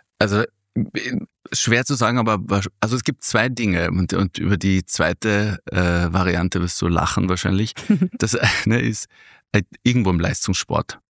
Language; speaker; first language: German; native; German